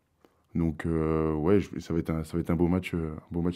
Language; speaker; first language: French; native; French